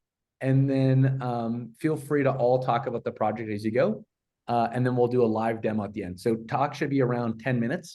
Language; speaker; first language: English; native; English